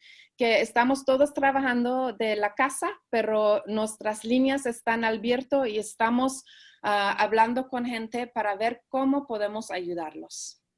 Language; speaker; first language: Spanish; early bilingual, heritage; Spanish